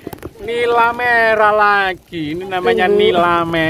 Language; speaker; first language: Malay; non-native, local second language; Javanese